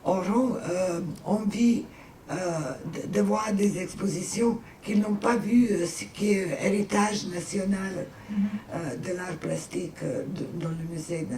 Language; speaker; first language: French; non-native, fluent; Serbian